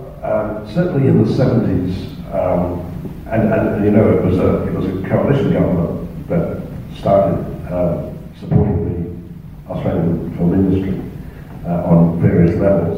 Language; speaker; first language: English; native; English